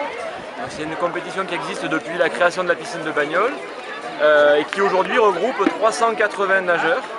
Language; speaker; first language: French; native; French